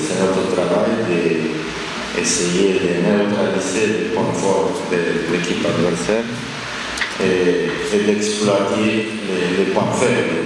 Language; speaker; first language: French; non-native, fluent; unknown